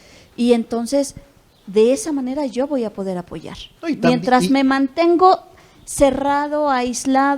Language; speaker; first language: Spanish; native; Spanish